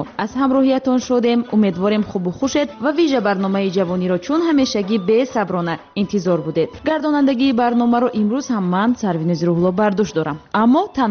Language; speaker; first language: Tajik; native; Tajik